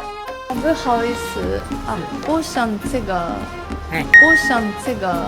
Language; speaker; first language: Chinese; non-native, learner; Japanese